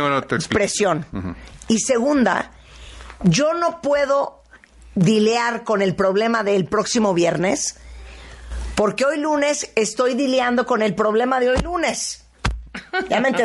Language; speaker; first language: Spanish; native; Spanish